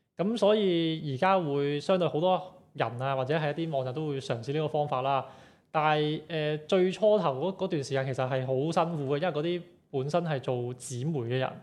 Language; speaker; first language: Cantonese; native; Cantonese